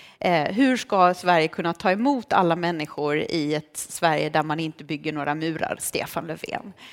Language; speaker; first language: Swedish; early bilingual, other home language; Romanian